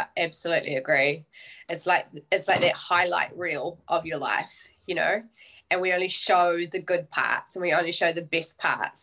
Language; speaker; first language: English; native; English